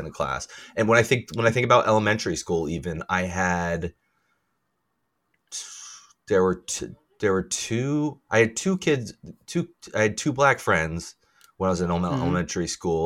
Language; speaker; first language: English; native; English